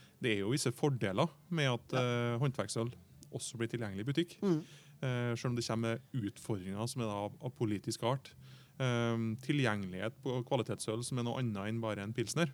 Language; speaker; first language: Norwegian; native; Norwegian